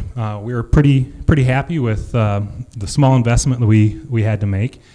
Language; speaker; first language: English; native; English